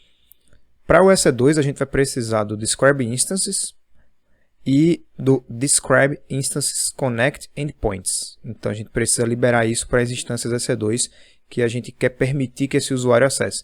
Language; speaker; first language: Portuguese; native; Portuguese